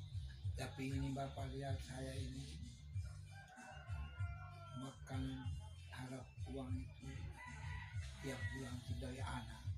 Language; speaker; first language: Indonesian; non-native, local second language; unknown